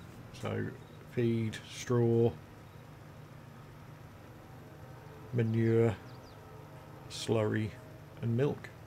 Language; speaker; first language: English; native; English